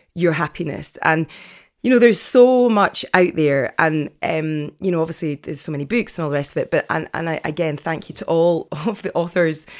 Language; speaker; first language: English; native; English